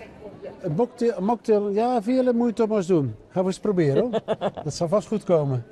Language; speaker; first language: Dutch; native; Dutch